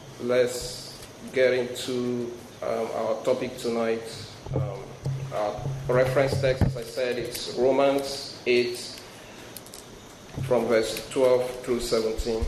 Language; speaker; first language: English; non-native, local second language; Igbo